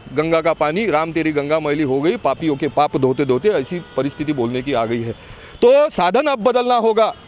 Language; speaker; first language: Hindi; non-native, local second language; Marathi